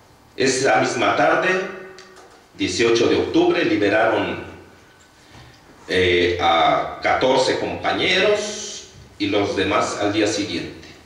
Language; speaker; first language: Spanish; native; Spanish